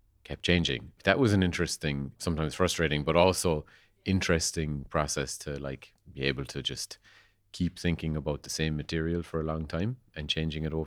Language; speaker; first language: English; native; English